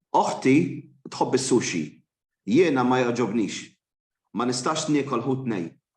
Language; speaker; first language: Arabic; non-native, fluent; English